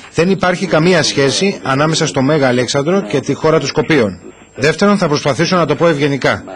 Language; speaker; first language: Greek; non-native, fluent; English